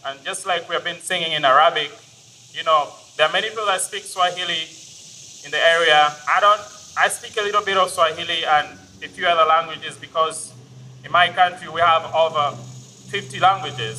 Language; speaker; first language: English; non-native, local second language; Ganda